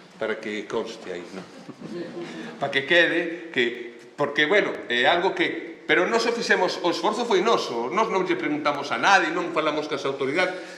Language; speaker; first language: Galician; non-native, local second language; Spanish